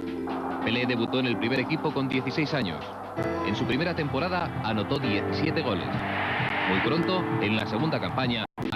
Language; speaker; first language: Spanish; native; Spanish